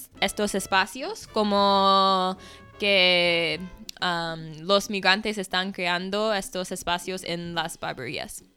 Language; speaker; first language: Spanish; non-native, fluent; English